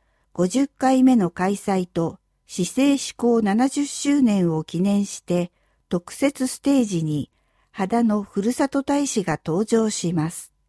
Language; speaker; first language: Japanese; native; Japanese